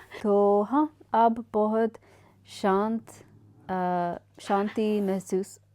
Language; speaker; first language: Hindi; non-native, learner; English